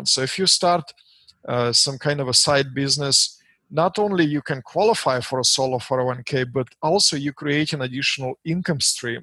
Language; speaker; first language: English; non-native, fluent; Russian